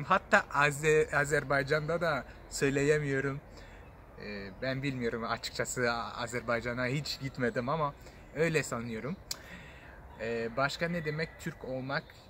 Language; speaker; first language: Turkish; non-native, fluent; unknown